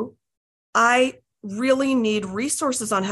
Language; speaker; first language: English; native; English